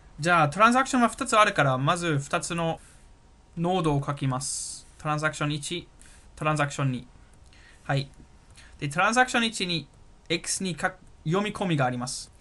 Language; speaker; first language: Japanese; non-native, fluent; German